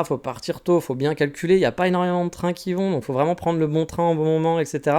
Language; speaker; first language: French; native; French